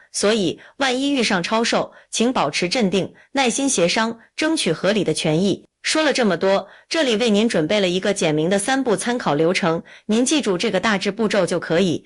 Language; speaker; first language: Chinese; native; Chinese